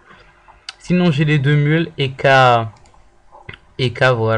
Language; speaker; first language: French; native; French